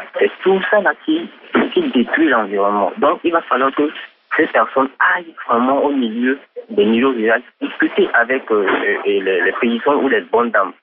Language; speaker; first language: French; non-native, local second language; Ewe